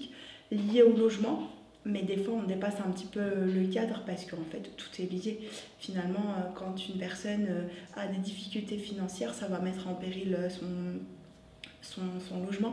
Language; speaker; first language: French; native; French